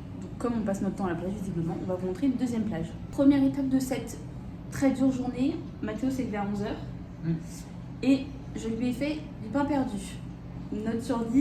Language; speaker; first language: French; native; French